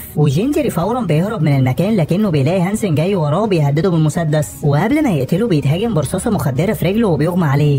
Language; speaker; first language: Arabic; native; Arabic